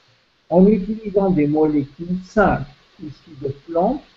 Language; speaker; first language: French; native; French